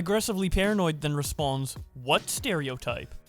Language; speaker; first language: English; native; English